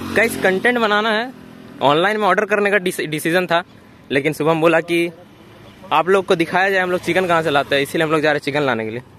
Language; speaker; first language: Hindi; native; Hindi